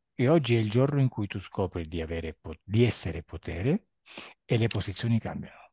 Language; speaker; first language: Italian; native; Italian